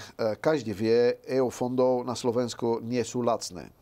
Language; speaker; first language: Slovak; non-native, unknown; Dutch